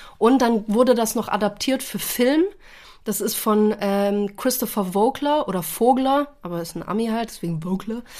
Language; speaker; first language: German; native; German